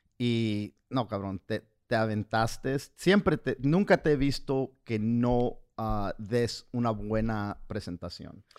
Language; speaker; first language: Spanish; early bilingual, heritage; Spanish